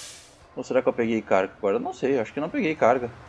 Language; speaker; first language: Portuguese; native; Portuguese